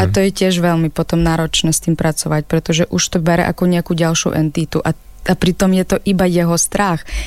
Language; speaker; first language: Slovak; non-native, fluent; Ukrainian